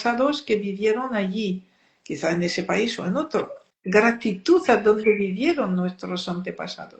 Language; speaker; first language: Spanish; non-native, fluent; French